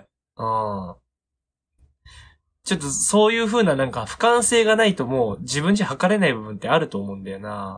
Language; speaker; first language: Japanese; native; Japanese